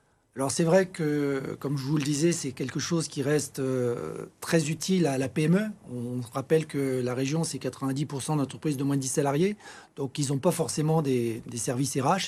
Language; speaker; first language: French; native; French